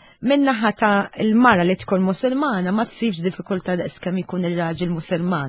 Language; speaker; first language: Maltese; non-native, fluent; Arabic